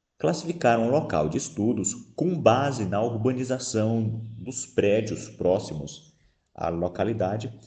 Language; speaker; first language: Portuguese; native; Portuguese